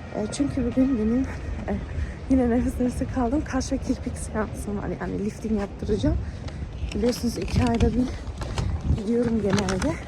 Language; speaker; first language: Turkish; early bilingual, heritage; Turkish